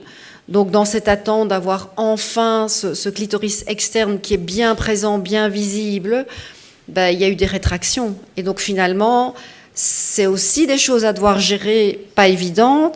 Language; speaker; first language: French; native; French